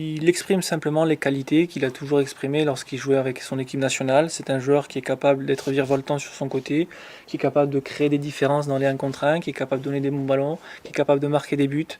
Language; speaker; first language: French; native; French